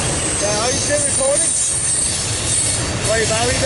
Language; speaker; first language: English; native; English